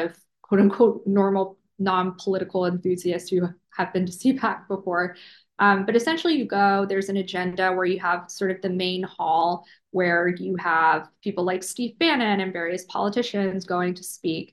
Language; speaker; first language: English; native; English